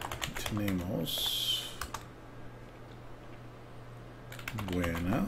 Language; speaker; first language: Spanish; non-native, learner; English